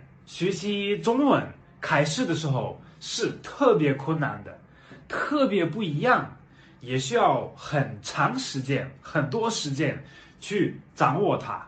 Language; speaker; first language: Chinese; non-native, fluent; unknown